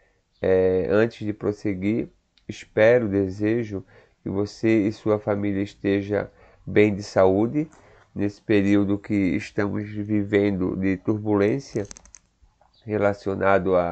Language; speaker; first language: Portuguese; native; Portuguese